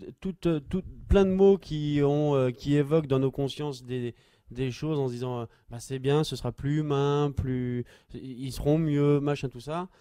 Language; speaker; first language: French; native; French